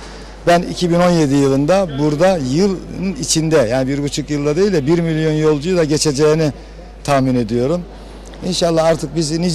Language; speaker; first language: Turkish; native; Turkish